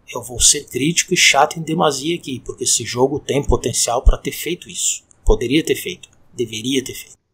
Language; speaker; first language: Portuguese; native; Portuguese